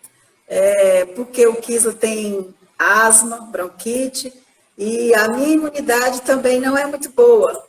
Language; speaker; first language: Portuguese; native; Portuguese